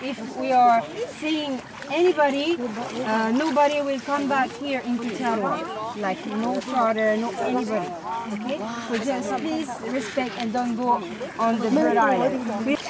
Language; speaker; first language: English; non-native, learner; French